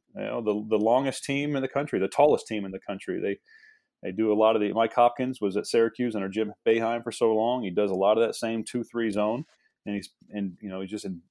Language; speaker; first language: English; native; English